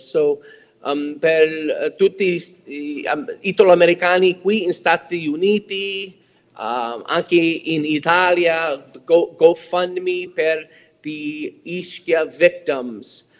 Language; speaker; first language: Italian; early bilingual, heritage; English